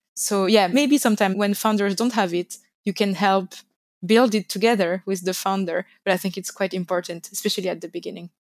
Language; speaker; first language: English; non-native, fluent; French